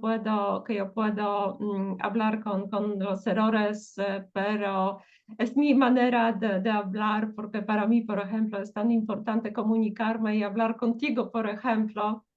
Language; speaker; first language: Spanish; non-native, fluent; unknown